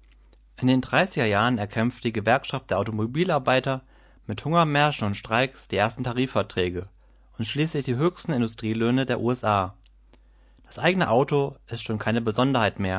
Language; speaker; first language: German; native; German